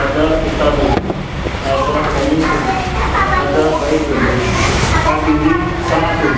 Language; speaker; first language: Arabic; non-native, learner; Indonesian